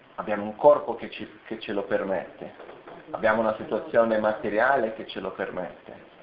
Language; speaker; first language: Italian; non-native, fluent; Portuguese